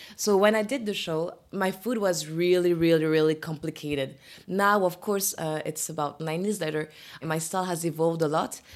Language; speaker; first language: English; non-native, fluent; French